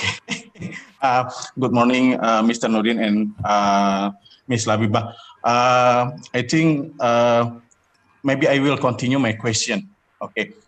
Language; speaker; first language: English; non-native, learner; Indonesian